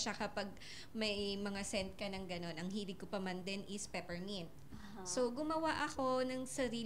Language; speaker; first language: Filipino; native; Filipino